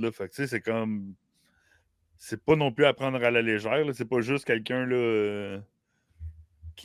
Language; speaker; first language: French; native; French